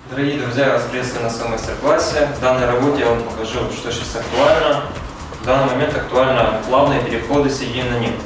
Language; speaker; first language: Russian; native; Russian